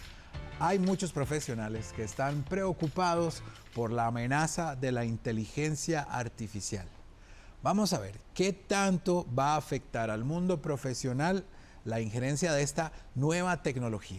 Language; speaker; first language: Spanish; native; Spanish